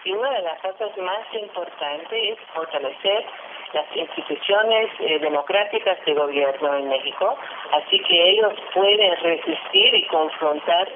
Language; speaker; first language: Spanish; non-native, fluent; English